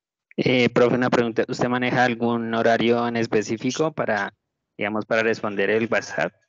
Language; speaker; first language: Spanish; native; Spanish